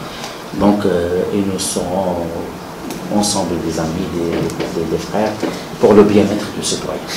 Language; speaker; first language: French; non-native, local second language; Arabic